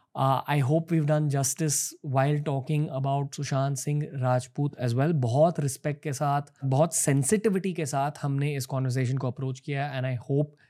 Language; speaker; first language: Hindi; native; Hindi